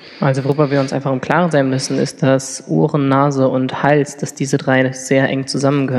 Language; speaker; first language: German; native; German